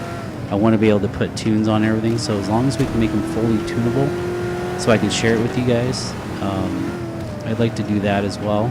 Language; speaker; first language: English; native; English